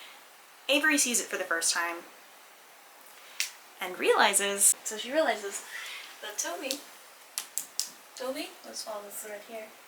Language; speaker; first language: English; native; English